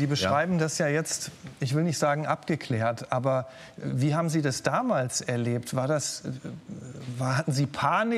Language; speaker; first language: German; native; German